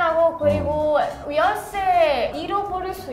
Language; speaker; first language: Korean; non-native, learner; Italian